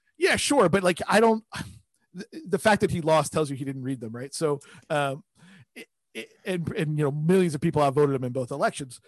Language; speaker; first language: English; native; English